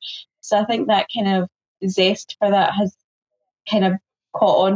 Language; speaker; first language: English; native; English